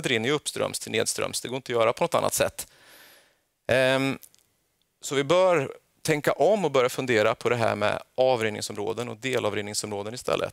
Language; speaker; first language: Swedish; native; Swedish